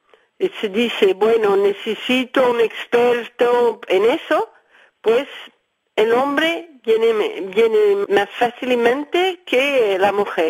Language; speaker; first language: Spanish; early bilingual, heritage; Spanish